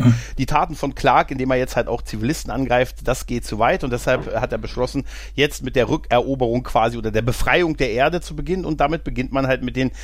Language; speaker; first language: German; native; German